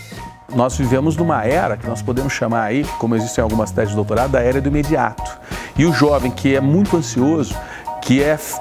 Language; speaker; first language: Portuguese; native; Portuguese